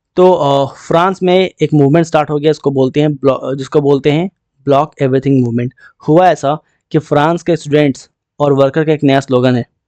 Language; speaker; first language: Hindi; native; Hindi